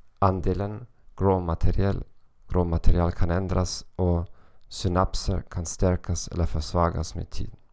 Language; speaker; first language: Swedish; non-native, learner; German